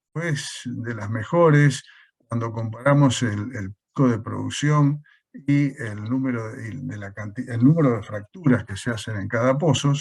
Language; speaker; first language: Spanish; native; Spanish